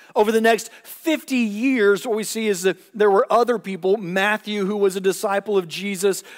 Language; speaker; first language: English; native; English